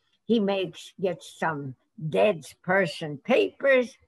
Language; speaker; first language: English; non-native, fluent; Polish